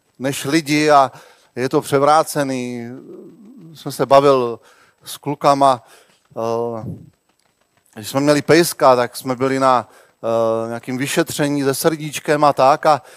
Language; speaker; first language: Czech; native; Czech